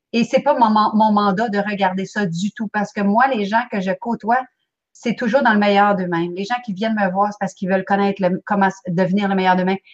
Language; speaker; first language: French; native; French